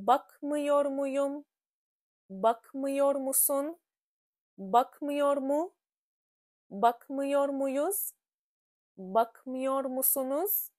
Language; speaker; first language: Turkish; non-native, fluent; Persian